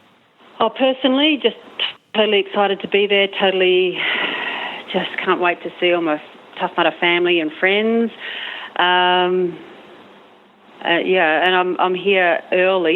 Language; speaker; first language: English; native; English